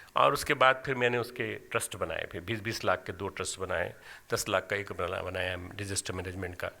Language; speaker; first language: Hindi; native; Hindi